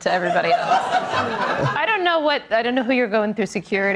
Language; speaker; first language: English; native; English